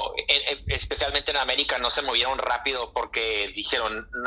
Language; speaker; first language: Spanish; early bilingual, heritage; Spanish